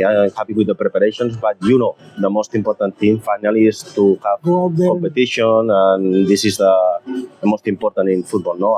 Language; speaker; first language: English; non-native, fluent; Spanish